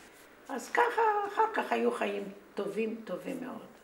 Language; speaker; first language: Hebrew; non-native, fluent; Romanian